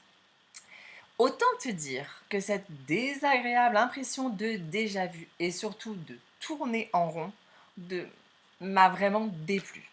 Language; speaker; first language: French; native; French